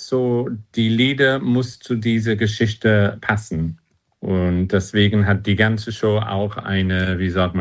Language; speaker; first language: German; non-native, learner; English